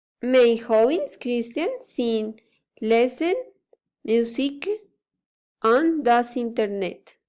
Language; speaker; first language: German; non-native, learner; Spanish